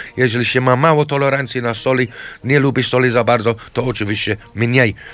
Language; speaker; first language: Polish; non-native, fluent; English